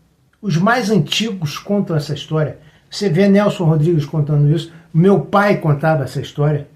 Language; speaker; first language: Portuguese; native; Portuguese